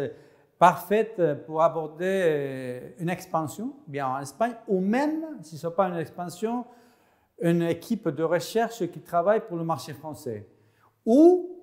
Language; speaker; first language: French; non-native, fluent; Spanish